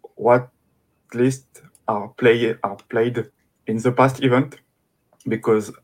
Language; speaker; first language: English; non-native, fluent; French